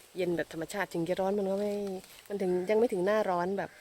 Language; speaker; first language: Thai; non-native, local second language; Northern Khmer